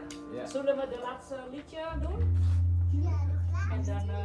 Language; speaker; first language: Dutch; non-native, fluent; Indonesian